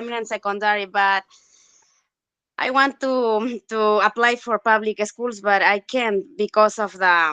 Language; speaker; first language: English; non-native, learner; Spanish